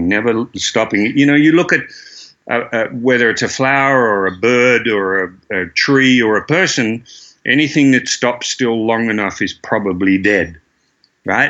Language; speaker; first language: English; native; English